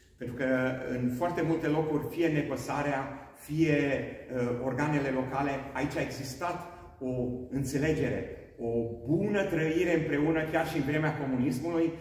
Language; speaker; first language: Romanian; non-native, local second language; Hungarian